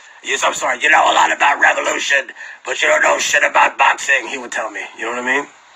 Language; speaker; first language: English; early bilingual, other home language; Spanish